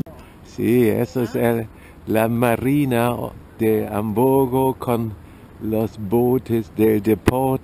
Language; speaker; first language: Spanish; non-native, fluent; German